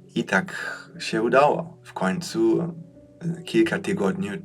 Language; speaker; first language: Polish; non-native, fluent; German